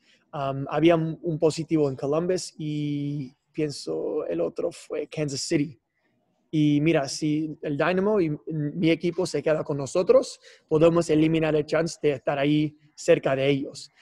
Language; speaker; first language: Spanish; non-native, fluent; English